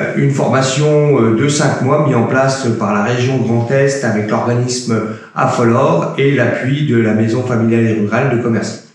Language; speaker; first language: French; native; French